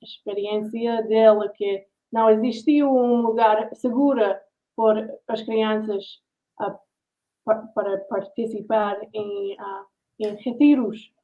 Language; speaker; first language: Portuguese; non-native, learner; English